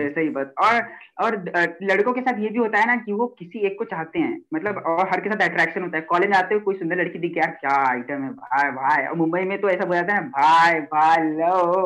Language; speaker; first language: Hindi; native; Hindi